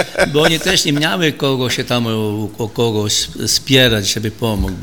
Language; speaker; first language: Polish; early bilingual, heritage; Polish